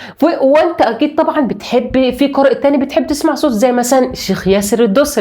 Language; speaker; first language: Arabic; native; Arabic